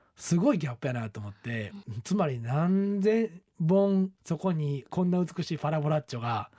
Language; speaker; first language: Japanese; native; Japanese